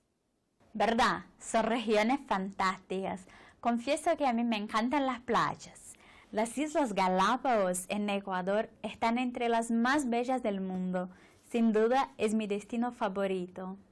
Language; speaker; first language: Spanish; non-native, fluent; Portuguese